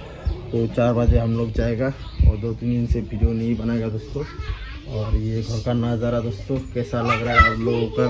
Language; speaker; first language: Hindi; non-native, local second language; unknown